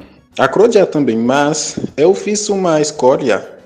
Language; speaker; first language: Portuguese; non-native, fluent; Haitian Creole